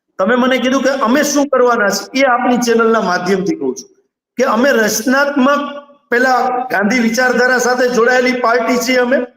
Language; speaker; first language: Gujarati; native; Gujarati